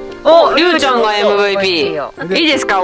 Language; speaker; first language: Japanese; native; Japanese